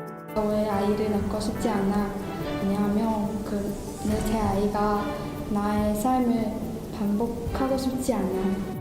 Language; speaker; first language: Korean; non-native, fluent; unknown